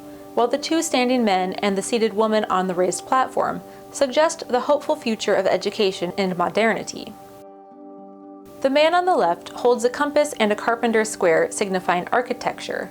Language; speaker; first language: English; native; English